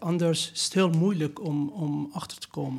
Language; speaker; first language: Dutch; non-native, learner; Persian